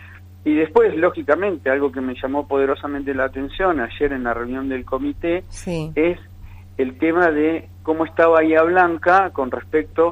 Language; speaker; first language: Spanish; native; Spanish